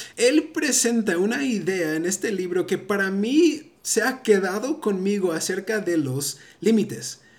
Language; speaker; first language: Spanish; early bilingual, heritage; Spanish